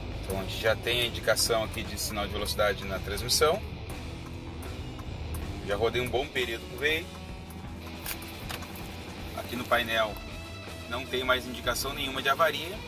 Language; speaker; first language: Portuguese; native; Portuguese